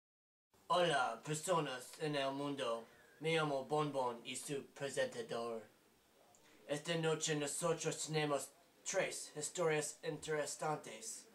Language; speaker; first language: Spanish; non-native, learner; English